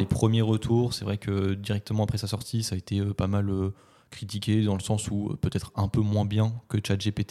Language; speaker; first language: French; native; French